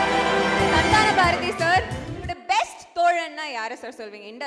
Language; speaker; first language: Tamil; native; Tamil